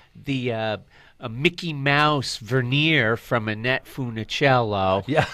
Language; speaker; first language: English; native; English